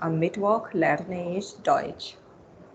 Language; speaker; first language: German; non-native, fluent; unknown